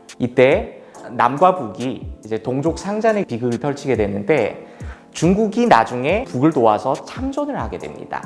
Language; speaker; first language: Korean; native; Korean